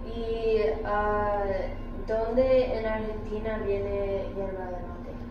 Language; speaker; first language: Spanish; non-native, learner; English